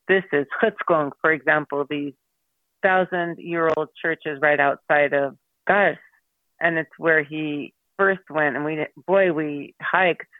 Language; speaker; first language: English; early bilingual, other home language; Armenian